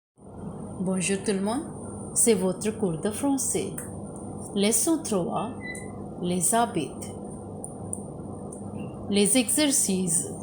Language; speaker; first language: French; non-native, fluent; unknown